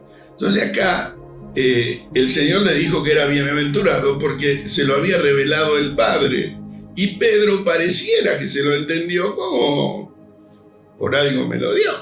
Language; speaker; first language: Spanish; native; Spanish